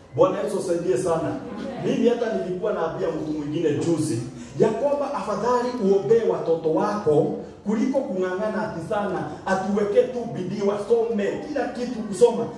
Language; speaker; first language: Swahili; non-native, local second language; Kikuyu